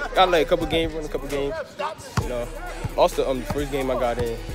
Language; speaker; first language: English; native; English